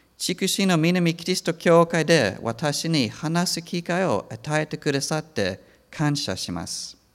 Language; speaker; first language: Japanese; non-native, fluent; English